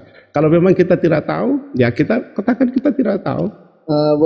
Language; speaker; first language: Indonesian; native; Indonesian